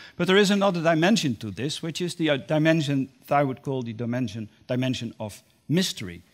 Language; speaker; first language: English; non-native, fluent; Dutch